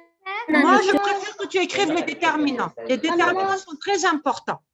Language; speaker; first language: French; non-native, local second language; Arabic